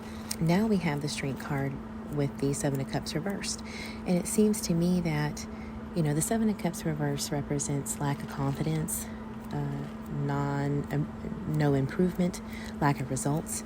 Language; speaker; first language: English; native; English